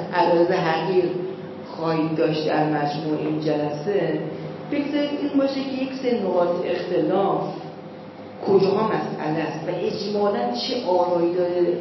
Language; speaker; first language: Persian; native; Persian